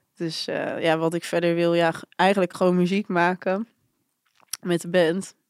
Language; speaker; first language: Dutch; native; Dutch